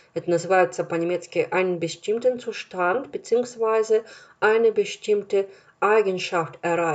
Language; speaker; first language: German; non-native, fluent; Russian